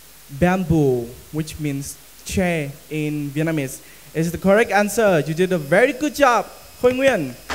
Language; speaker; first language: English; non-native, fluent; Vietnamese